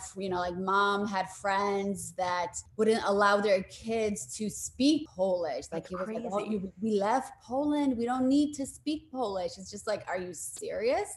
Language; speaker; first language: English; early bilingual, other home language; Polish